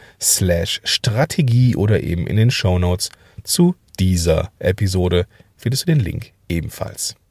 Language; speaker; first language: German; native; German